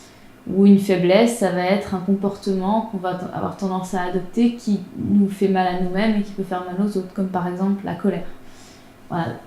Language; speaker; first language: French; native; French